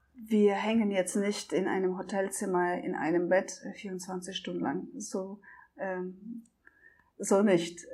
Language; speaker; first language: German; non-native, fluent; Russian